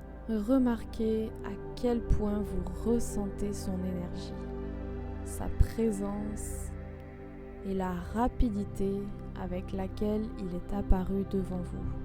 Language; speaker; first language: French; native; French